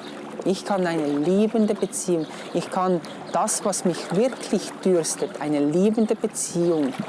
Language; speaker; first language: German; non-native, fluent; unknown